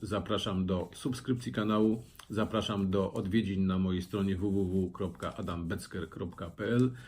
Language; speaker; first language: Polish; native; Polish